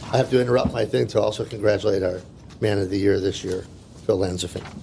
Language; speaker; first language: English; native; English